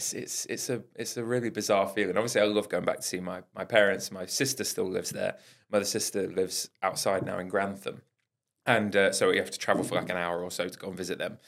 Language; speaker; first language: English; native; English